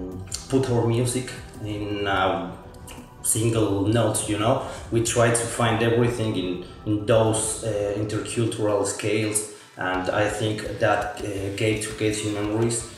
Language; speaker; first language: English; non-native, local second language; Spanish